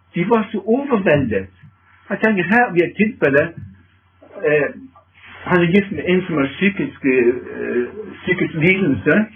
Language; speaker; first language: Norwegian; non-native, fluent; English